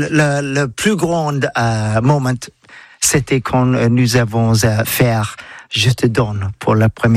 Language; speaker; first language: French; non-native, learner; English